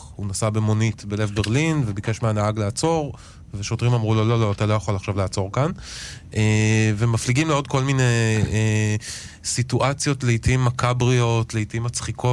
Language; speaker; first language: Hebrew; native; Hebrew